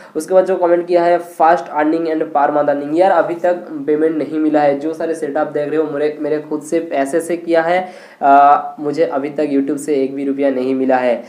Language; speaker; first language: Hindi; non-native, local second language; Bangla